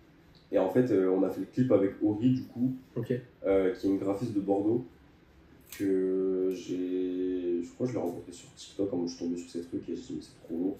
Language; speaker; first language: French; native; French